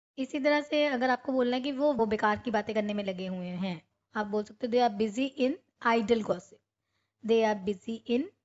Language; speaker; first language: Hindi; non-native, local second language; Punjabi